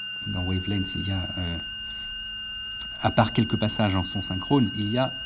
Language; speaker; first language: French; native; French